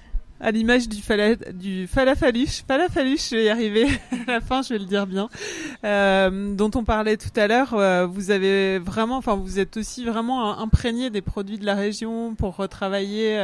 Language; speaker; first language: French; native; French